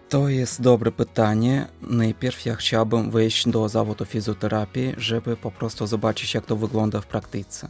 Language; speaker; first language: Polish; non-native, fluent; Russian